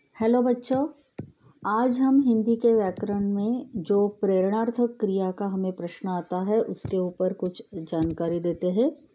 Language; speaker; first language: Hindi; non-native, local second language; Marathi